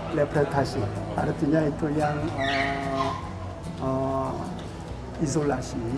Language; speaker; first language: Indonesian; non-native, learner; Korean